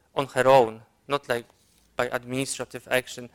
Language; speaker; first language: English; non-native, fluent; Polish